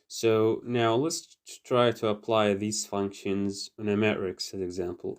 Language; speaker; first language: English; non-native, fluent; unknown